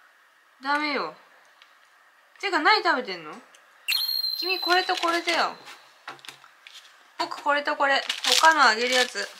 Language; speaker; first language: Japanese; native; Japanese